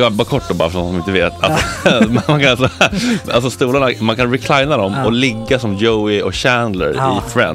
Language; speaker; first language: Swedish; native; Swedish